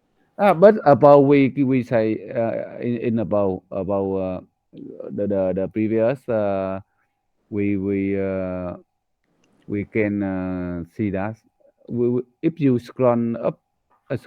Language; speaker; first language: English; non-native, learner; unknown